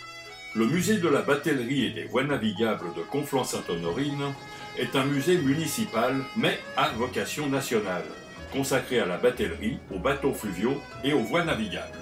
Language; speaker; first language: French; native; French